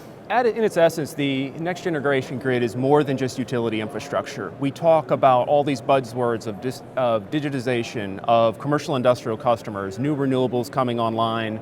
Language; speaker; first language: English; native; English